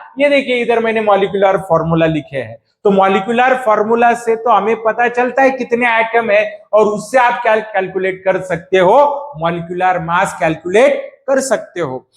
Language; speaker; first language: Hindi; non-native, local second language; Marathi